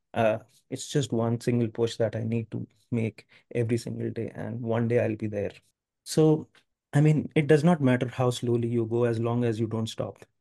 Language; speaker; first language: English; non-native, local second language; Hindi